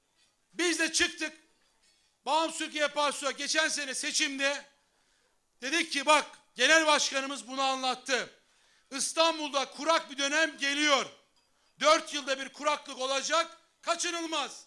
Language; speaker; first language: Turkish; native; Turkish